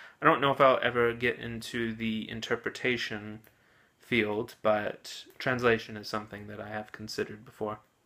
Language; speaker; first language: English; native; English